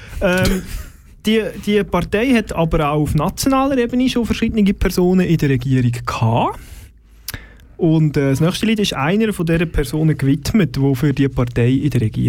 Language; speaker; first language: German; native; German